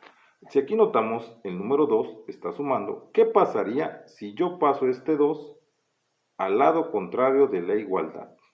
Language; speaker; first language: Spanish; native; Spanish